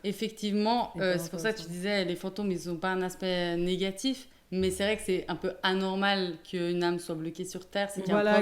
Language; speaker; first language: French; native; French